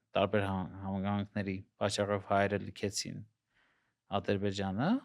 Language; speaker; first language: Armenian; non-native, local second language; Russian